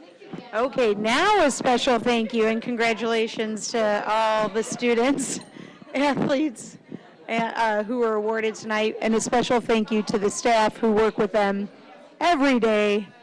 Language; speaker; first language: English; native; English